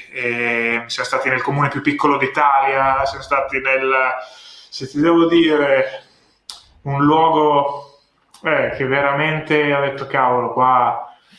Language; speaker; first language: Italian; native; Italian